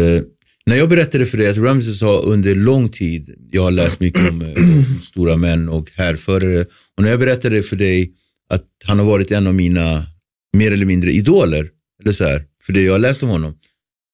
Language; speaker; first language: Swedish; native; Swedish